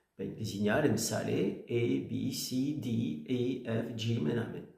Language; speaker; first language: Amharic; non-native, learner; French